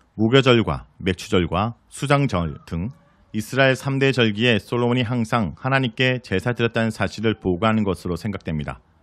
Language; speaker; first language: Korean; native; Korean